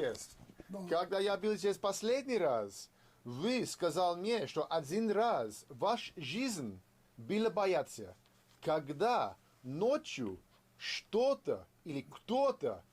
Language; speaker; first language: Russian; non-native, learner; English